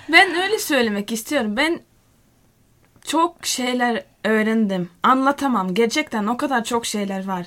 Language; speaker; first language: Turkish; non-native, learner; Finnish